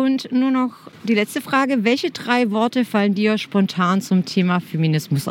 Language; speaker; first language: German; native; German